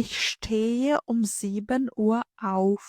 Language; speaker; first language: German; non-native, fluent; Ukrainian